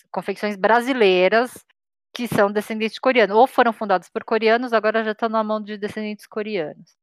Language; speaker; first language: Portuguese; native; Portuguese